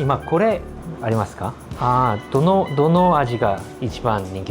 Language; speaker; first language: Japanese; non-native, fluent; English